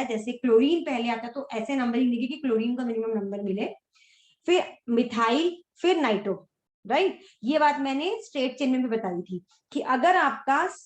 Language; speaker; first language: Hindi; native; Hindi